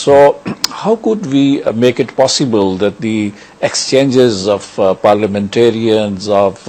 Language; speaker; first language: English; non-native, local second language; Urdu